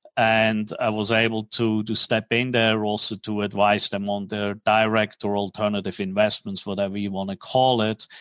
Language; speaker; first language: English; non-native, fluent; German